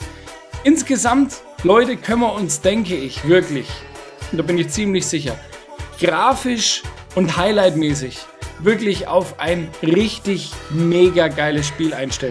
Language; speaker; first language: German; native; German